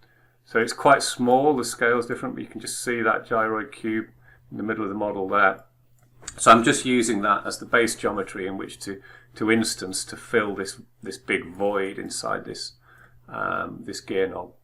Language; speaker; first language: English; native; English